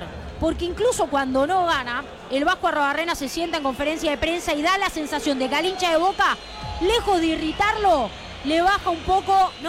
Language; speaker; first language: Spanish; native; Spanish